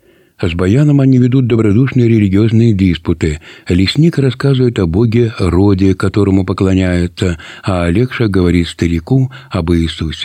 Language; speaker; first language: Russian; native; Russian